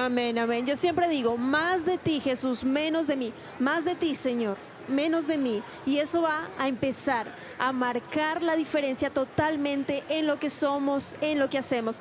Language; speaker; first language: Spanish; native; Spanish